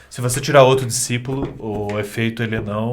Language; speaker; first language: Portuguese; native; Portuguese